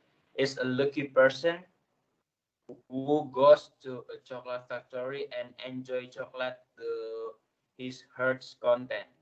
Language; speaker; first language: English; non-native, learner; Indonesian